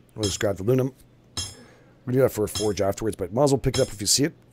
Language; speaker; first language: English; native; English